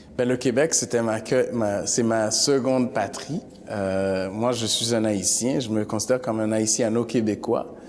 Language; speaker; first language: French; early bilingual, other home language; Haitian Creole